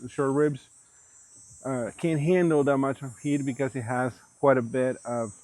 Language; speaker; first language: English; early bilingual, other home language; Spanish